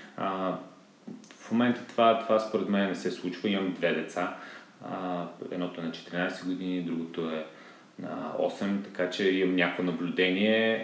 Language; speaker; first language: Bulgarian; native; Bulgarian